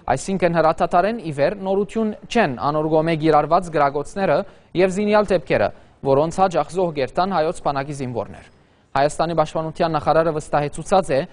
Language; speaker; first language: Armenian; early bilingual, heritage; Armenian